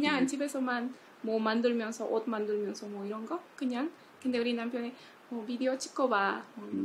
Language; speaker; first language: Korean; non-native, learner; Spanish